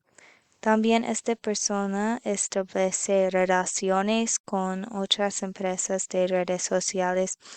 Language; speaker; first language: Spanish; non-native, learner; English